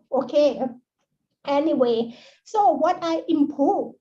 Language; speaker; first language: English; non-native, learner; Thai